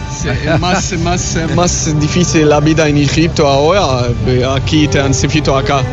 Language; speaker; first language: Spanish; non-native, learner; Arabic